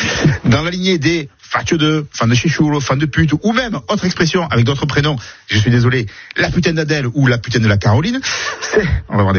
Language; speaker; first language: French; native; French